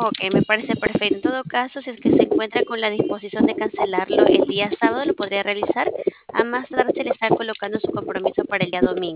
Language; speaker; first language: Spanish; native; Spanish